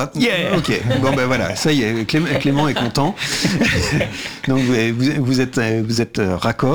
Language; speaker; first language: French; native; French